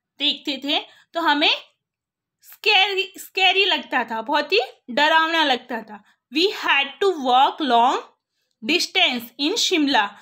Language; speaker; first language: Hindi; non-native, local second language; Gujarati